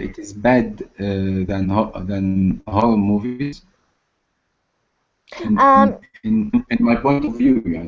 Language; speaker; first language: English; non-native, learner; Arabic